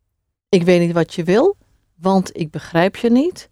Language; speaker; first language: Dutch; non-native, fluent; English